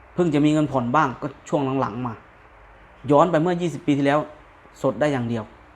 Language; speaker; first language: Thai; native; Thai